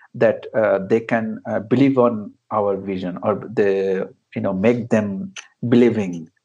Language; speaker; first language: English; non-native, local second language; Bangla